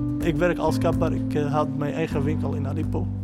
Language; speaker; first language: Dutch; non-native, learner; Arabic